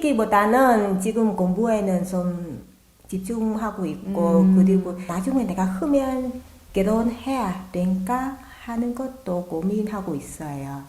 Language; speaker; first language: Korean; non-native, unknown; Vietnamese